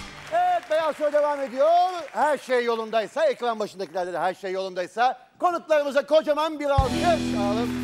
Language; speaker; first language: Turkish; native; Turkish